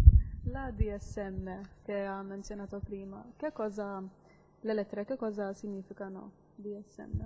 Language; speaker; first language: Italian; non-native, learner; Maltese